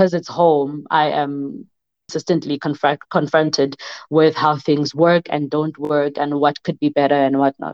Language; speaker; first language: English; non-native, local second language; Southern Sotho